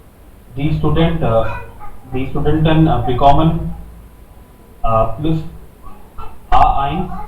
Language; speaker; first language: German; non-native, learner; Hindi